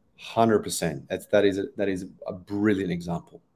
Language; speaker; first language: English; native; English